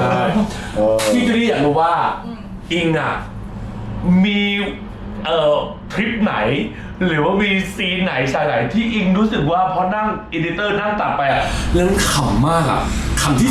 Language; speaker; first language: Thai; native; Thai